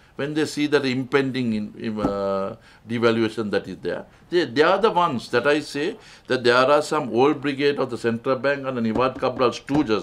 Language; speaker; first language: English; non-native, local second language; Sinhala